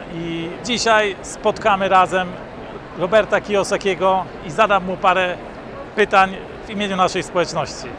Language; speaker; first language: Polish; native; Polish